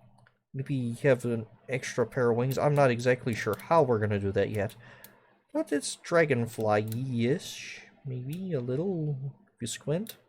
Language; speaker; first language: English; native; English